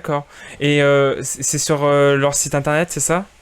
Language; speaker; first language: French; native; French